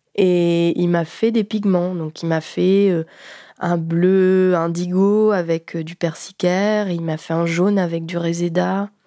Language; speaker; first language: French; native; French